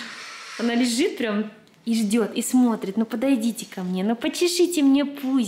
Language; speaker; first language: Russian; native; Russian